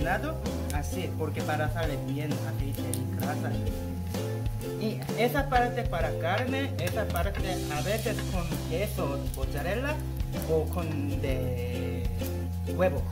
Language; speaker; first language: Spanish; non-native, learner; Korean